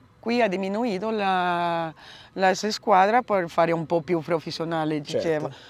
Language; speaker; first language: Italian; non-native, learner; Portuguese